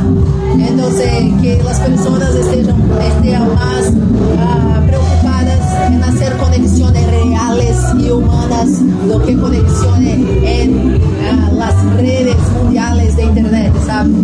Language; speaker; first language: Spanish; non-native, fluent; Portuguese